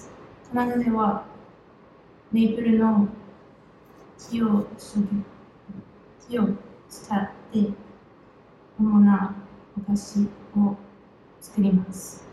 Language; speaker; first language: Japanese; non-native, learner; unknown